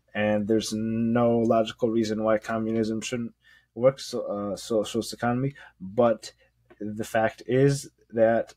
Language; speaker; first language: English; native; English